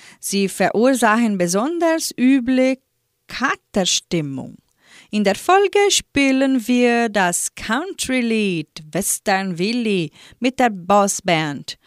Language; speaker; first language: German; native; German